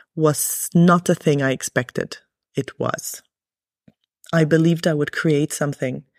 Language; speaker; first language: English; early bilingual, other home language; Arabic